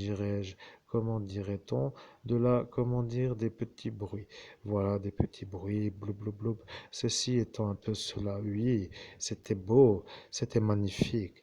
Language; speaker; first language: French; native; French